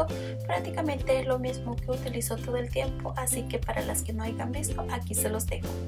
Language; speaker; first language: Spanish; native; Spanish